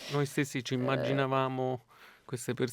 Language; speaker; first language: Italian; native; Italian